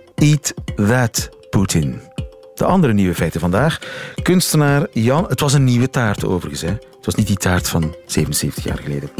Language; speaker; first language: Dutch; native; Dutch